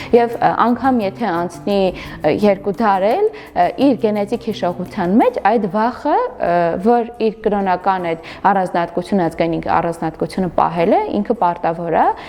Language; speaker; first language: Armenian; non-native, local second language; Kurdish